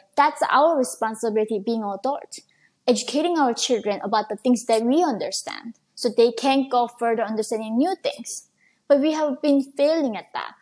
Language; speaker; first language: English; non-native, fluent; Korean